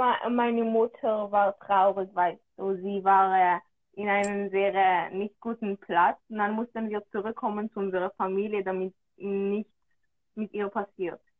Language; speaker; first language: German; early bilingual, other home language; Hebrew